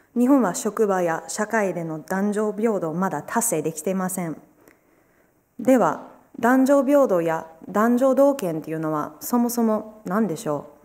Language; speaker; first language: Japanese; non-native, fluent; English